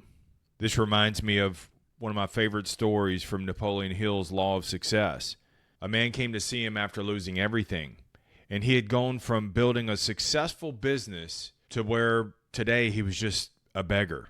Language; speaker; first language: English; native; English